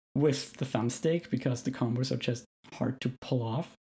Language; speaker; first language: English; non-native, fluent; German